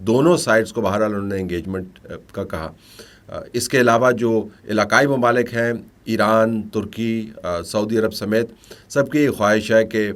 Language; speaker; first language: Urdu; native; Urdu